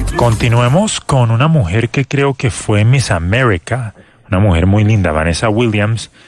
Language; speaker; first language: Spanish; native; Spanish